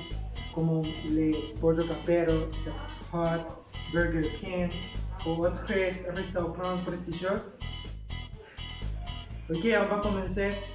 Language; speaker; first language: French; non-native, learner; Spanish